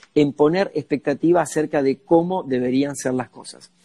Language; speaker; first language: Spanish; native; Spanish